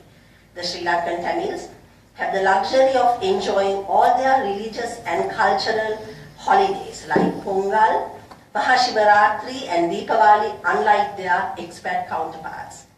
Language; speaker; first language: English; non-native, local second language; Sinhala